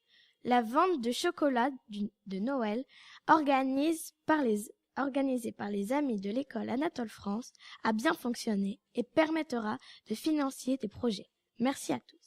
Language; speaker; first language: French; native; French